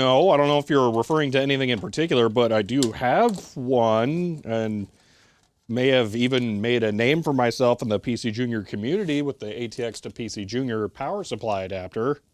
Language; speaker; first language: English; native; English